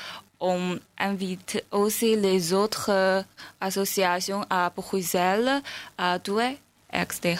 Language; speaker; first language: French; non-native, learner; Chinese